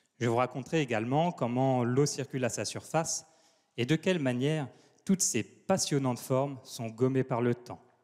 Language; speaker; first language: French; native; French